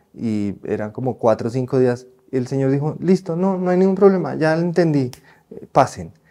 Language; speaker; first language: Spanish; native; Spanish